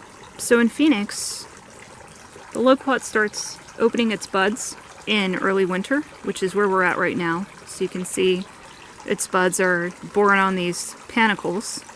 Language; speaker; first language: English; native; English